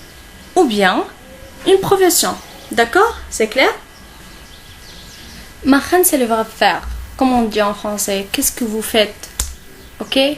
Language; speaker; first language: French; non-native, local second language; Arabic